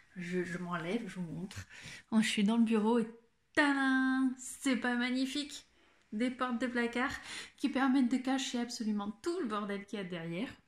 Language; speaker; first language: French; native; French